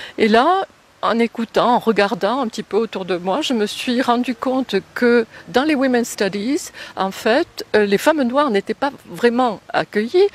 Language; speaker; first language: French; native; French